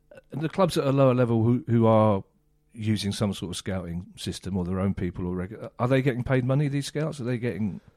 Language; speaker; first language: English; native; English